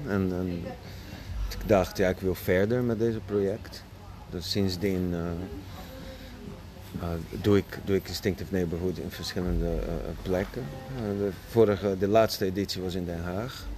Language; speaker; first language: Dutch; non-native, fluent; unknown